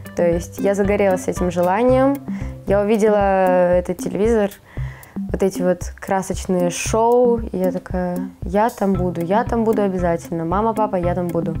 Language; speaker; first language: Russian; native; Russian